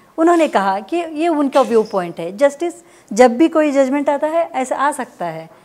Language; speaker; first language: Hindi; non-native, local second language; Kannada